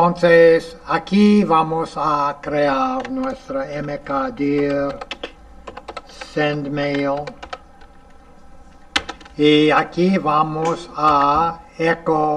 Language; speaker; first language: Spanish; non-native, fluent; English